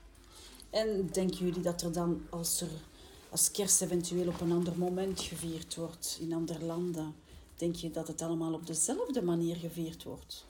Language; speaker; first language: Dutch; native; Dutch